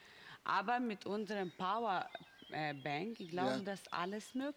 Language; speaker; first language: German; non-native, fluent; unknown